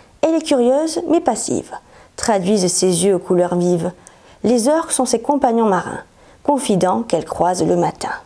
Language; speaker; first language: French; native; French